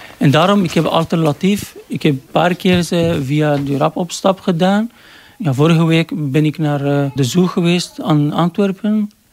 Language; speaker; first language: Dutch; non-native, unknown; Arabic